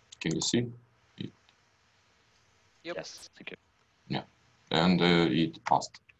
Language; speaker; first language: English; non-native, learner; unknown